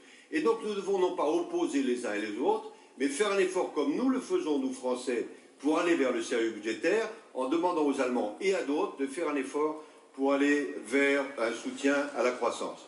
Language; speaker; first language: French; native; French